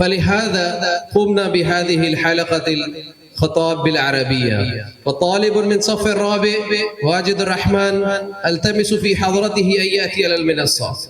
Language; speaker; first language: Arabic; non-native, learner; Urdu